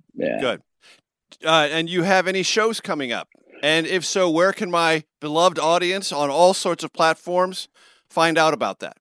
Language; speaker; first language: English; native; English